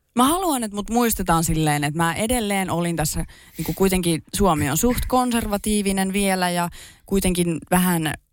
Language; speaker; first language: Finnish; native; Finnish